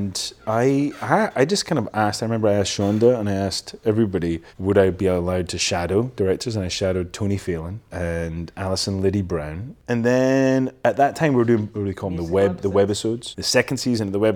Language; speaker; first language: English; native; English